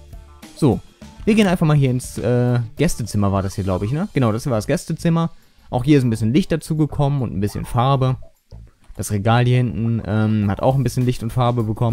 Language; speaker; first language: German; native; German